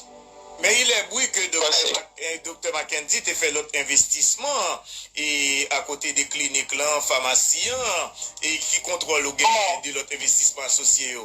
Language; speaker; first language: Haitian Creole; native; Haitian Creole